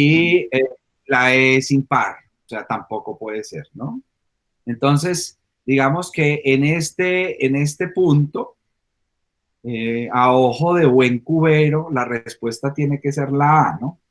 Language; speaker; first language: Spanish; native; Spanish